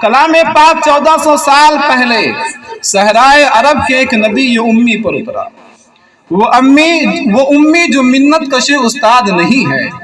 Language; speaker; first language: Urdu; native; Urdu